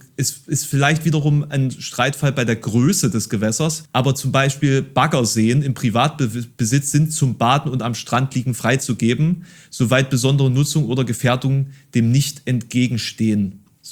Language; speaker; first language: German; native; German